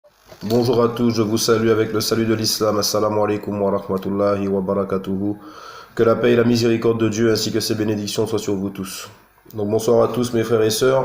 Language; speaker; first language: French; native; French